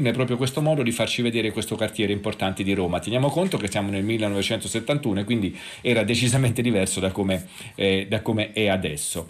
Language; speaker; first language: Italian; native; Italian